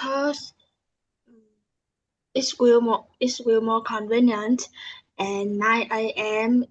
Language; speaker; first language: English; non-native, learner; Vietnamese